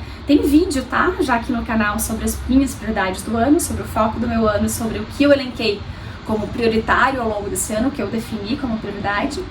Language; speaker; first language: Portuguese; native; Portuguese